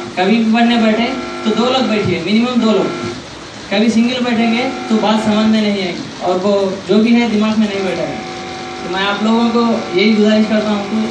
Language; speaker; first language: Hindi; non-native, local second language; Urdu